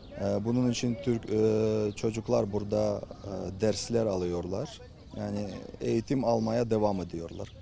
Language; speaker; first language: Turkish; non-native, fluent; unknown